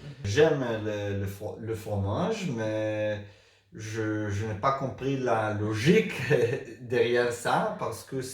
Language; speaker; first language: French; non-native, learner; Hebrew